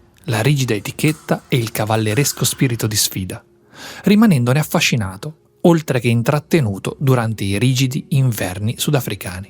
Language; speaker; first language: Italian; native; Italian